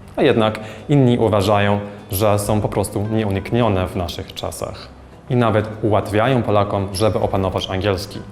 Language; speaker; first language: Polish; non-native, fluent; English